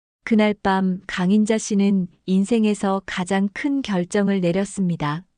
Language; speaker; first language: Korean; native; Korean